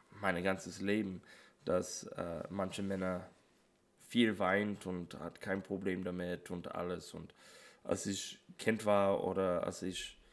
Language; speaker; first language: German; non-native, fluent; English